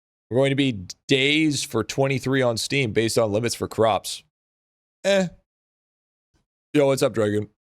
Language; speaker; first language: English; native; English